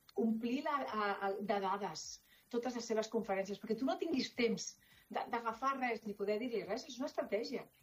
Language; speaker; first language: Catalan; non-native, local second language; Spanish